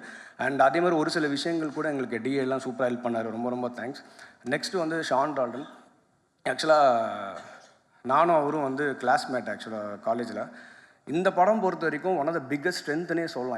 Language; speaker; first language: Tamil; native; Tamil